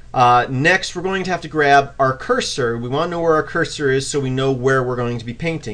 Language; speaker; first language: English; native; English